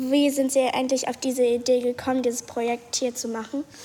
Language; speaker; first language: German; native; German